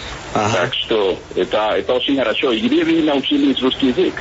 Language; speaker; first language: Russian; non-native, learner; Spanish